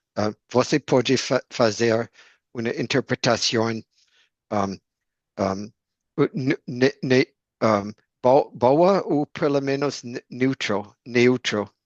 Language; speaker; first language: Portuguese; non-native, learner; English